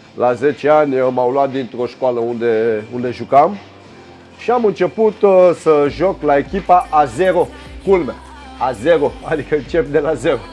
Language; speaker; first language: Romanian; early bilingual, heritage; Romanian